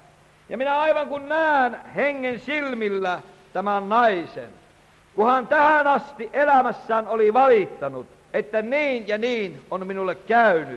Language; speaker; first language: Finnish; native; Finnish